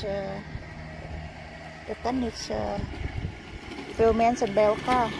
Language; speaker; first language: Dutch; non-native, fluent; Thai